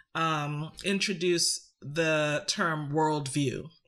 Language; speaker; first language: English; native; English